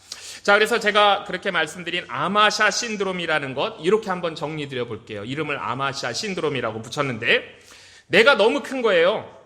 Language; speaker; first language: Korean; native; Korean